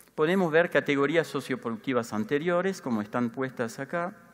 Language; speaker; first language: Spanish; non-native, fluent; French